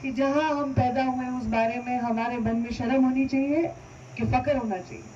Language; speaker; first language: Hindi; non-native, local second language; Marathi